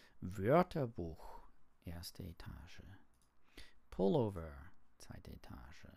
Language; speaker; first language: German; non-native, learner; English